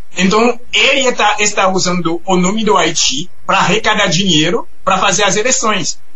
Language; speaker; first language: Portuguese; non-native, fluent; Haitian Creole